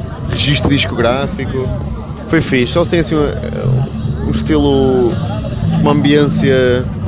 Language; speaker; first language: Portuguese; native; Portuguese